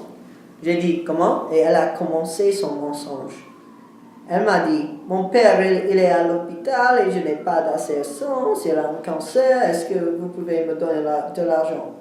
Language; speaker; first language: French; non-native, learner; English